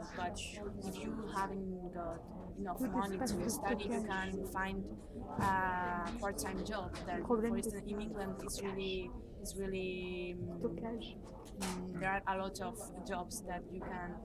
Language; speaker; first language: English; non-native, learner; Spanish